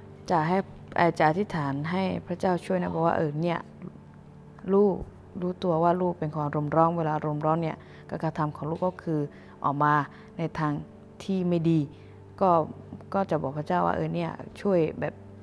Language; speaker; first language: Thai; non-native, local second language; Akha